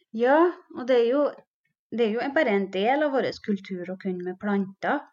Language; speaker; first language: Norwegian; non-native, local second language; Northern Sami